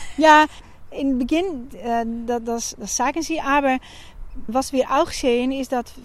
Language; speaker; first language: German; non-native, learner; Dutch